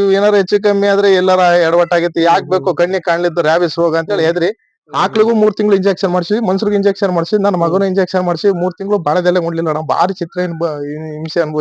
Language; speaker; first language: Kannada; native; Kannada